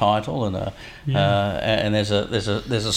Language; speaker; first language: English; native; English